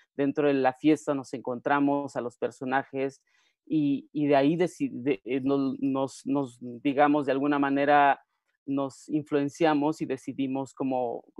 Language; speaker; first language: Spanish; non-native, local second language; Mixtepec Mixtec